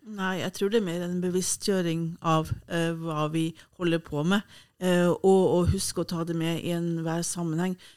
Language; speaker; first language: Norwegian; native; Norwegian